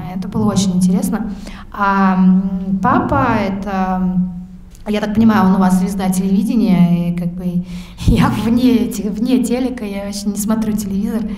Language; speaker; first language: Russian; native; Russian